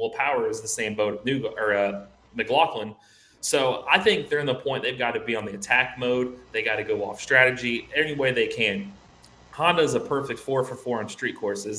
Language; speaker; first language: English; native; English